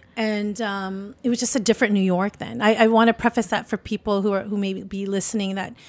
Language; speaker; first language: English; native; English